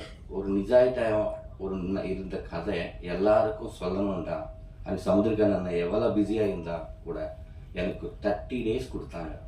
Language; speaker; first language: Tamil; non-native, learner; Telugu